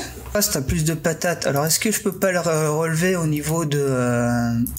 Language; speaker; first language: French; native; French